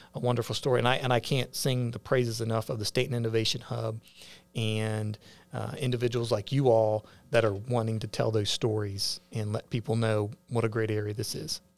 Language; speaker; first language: English; native; English